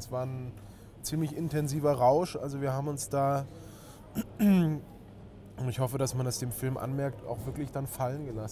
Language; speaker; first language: German; native; German